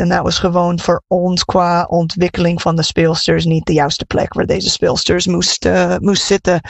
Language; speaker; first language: Dutch; non-native, fluent; English